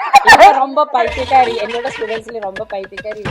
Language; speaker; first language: Tamil; non-native, learner; Malayalam